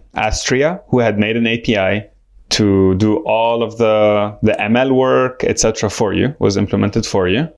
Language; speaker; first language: English; non-native, fluent; Arabic